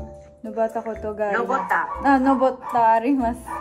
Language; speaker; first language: Japanese; non-native, learner; Filipino